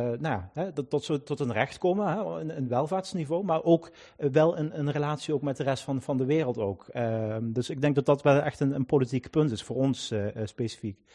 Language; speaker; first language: Dutch; native; Dutch